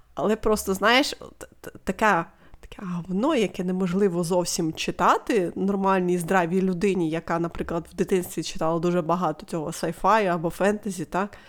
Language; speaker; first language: Ukrainian; non-native, local second language; Russian